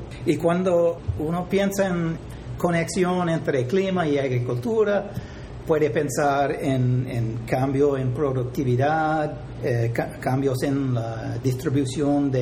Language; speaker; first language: Spanish; non-native, fluent; English